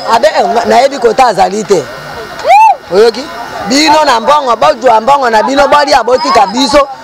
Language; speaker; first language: Lingala; native; Lingala